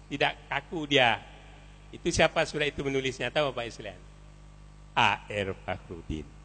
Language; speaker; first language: Indonesian; non-native, local second language; Minangkabau